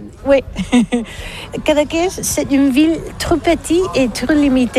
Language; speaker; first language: French; non-native, learner; Catalan